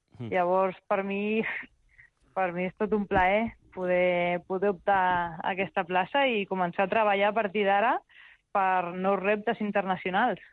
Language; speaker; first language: Catalan; early bilingual, other home language; Spanish